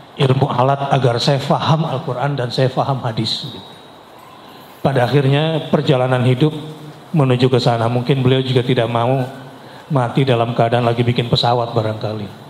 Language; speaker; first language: Indonesian; native; Indonesian